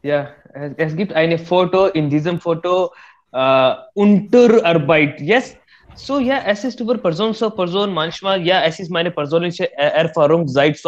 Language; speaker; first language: German; non-native, learner; Hindi